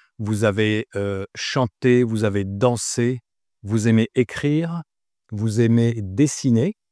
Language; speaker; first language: French; native; French